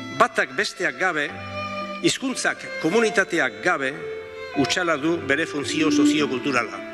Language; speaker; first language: Basque; native; Basque